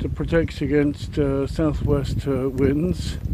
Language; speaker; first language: English; native; English